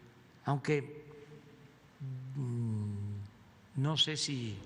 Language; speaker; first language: Spanish; native; Spanish